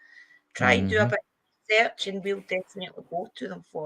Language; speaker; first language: English; native; English